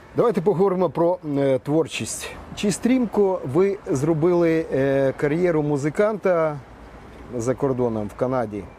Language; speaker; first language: Ukrainian; native; Ukrainian